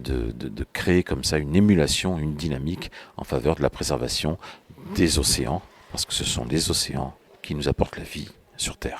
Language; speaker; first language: French; native; French